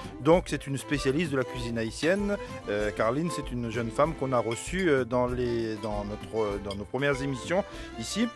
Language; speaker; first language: French; native; French